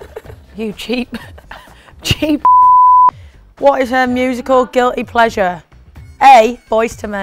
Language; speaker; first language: English; native; English